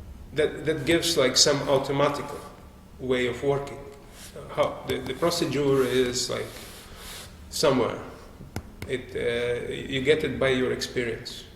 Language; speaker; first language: English; non-native, fluent; Latvian